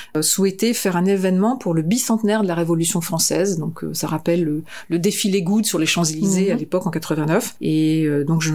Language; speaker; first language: French; native; French